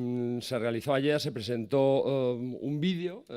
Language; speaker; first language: Spanish; native; Spanish